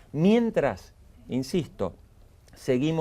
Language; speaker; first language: Spanish; native; Spanish